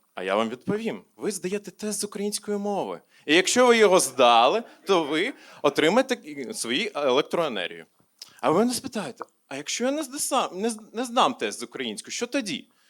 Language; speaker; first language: Ukrainian; non-native, local second language; Russian